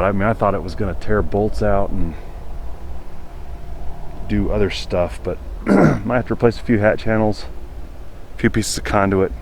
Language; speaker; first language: English; native; English